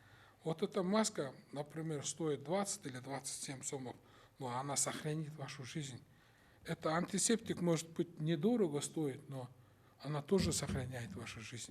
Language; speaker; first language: Russian; non-native, local second language; Kyrgyz